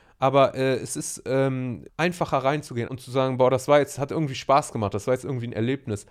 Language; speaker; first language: German; early bilingual, other home language; Arabic